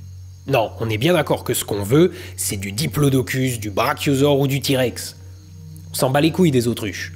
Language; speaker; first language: French; native; French